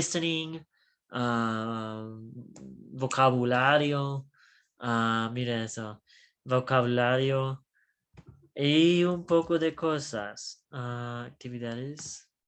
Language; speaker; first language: Spanish; non-native, learner; English